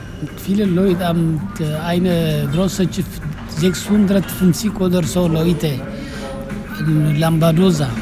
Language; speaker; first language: German; non-native, learner; Tigrinya